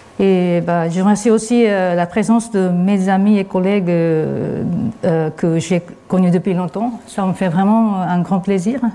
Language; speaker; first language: French; non-native, fluent; Japanese